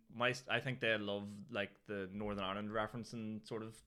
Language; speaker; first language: English; native; English